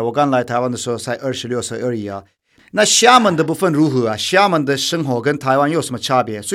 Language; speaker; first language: Chinese; non-native, fluent; Turkish